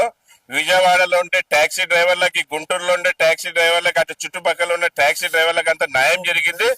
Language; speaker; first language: Telugu; native; Telugu